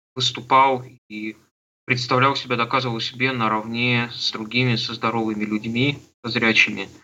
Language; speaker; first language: Russian; native; Russian